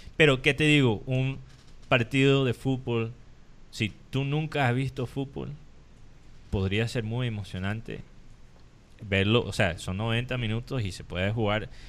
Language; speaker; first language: Spanish; non-native, fluent; English